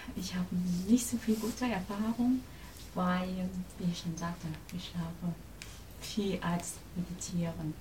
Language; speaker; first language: German; non-native, learner; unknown